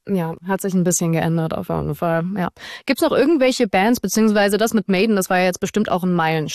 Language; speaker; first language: German; native; German